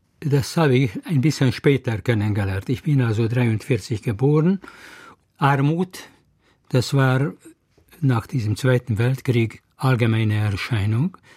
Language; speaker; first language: German; non-native, fluent; Hungarian